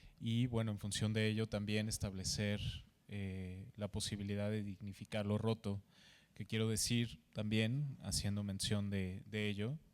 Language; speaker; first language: Spanish; native; Spanish